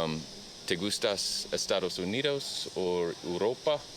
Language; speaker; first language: Spanish; non-native, learner; English